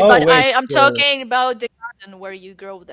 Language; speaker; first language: English; non-native, fluent; Ukrainian